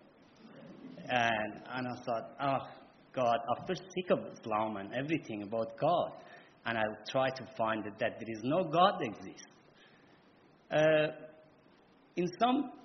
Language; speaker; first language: English; non-native, fluent; Persian